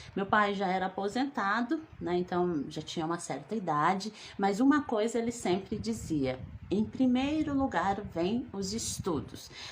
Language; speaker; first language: Portuguese; early bilingual, other home language; Guarani